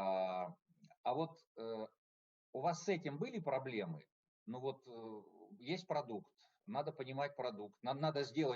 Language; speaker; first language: Russian; native; Russian